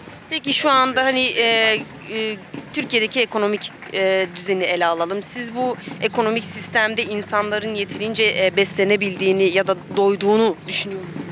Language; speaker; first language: Turkish; native; Turkish